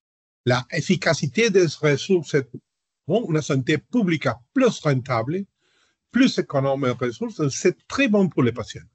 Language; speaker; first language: French; non-native, learner; Spanish